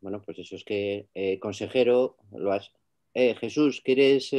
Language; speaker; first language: Spanish; native; Spanish